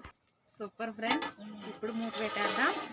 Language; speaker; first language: Telugu; native; Telugu